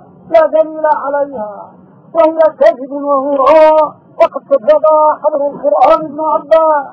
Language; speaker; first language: Arabic; native; Arabic